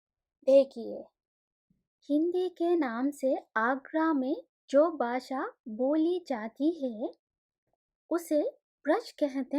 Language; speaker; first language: Hindi; non-native, fluent; Sinhala